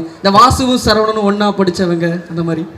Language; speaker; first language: Tamil; native; Tamil